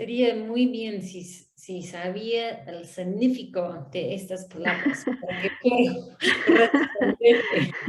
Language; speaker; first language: Spanish; non-native, learner; English